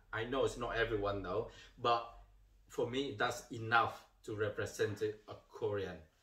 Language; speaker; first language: English; non-native, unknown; Indonesian